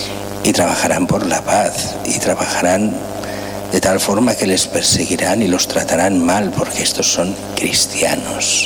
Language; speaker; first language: Spanish; native; Spanish